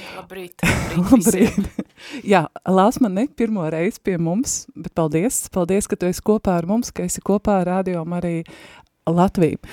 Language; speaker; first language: Latvian; native; Latvian